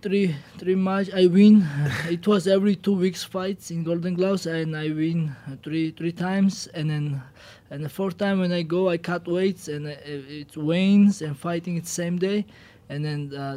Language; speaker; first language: English; non-native, learner; Georgian